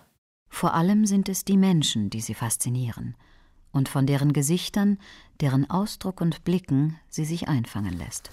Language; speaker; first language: German; native; German